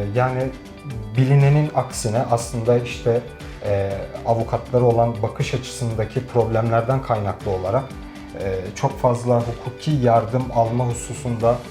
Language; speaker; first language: Turkish; native; Turkish